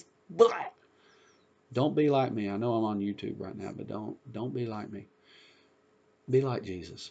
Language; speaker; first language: English; native; English